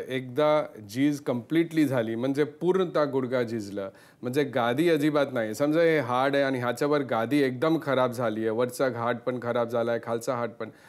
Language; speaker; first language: Marathi; non-native, local second language; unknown